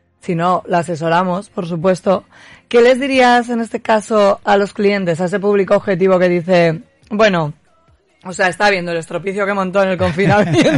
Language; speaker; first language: Spanish; native; Spanish